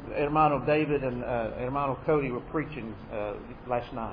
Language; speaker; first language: English; native; English